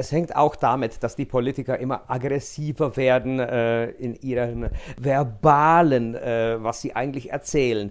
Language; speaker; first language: German; non-native, fluent; Czech